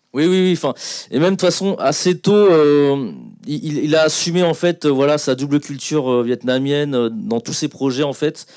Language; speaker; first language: French; native; French